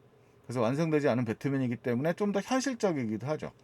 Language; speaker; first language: Korean; native; Korean